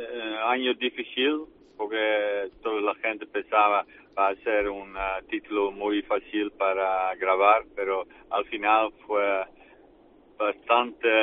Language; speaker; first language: Spanish; non-native, fluent; Dutch